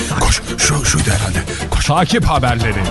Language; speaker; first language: Turkish; native; Turkish